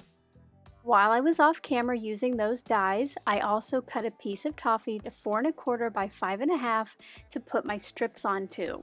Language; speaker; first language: English; native; English